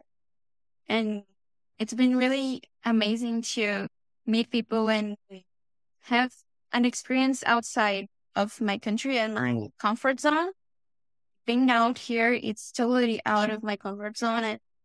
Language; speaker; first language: English; non-native, fluent; Portuguese